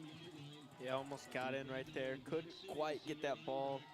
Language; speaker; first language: English; native; English